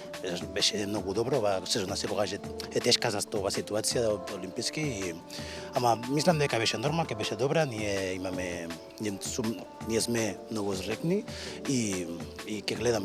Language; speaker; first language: Macedonian; non-native, learner; Spanish